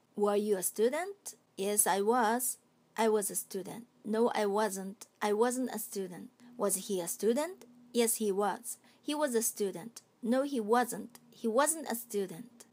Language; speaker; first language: English; non-native, fluent; Japanese